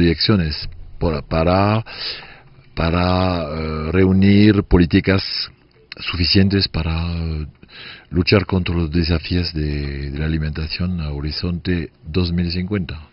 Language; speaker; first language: Spanish; non-native, fluent; French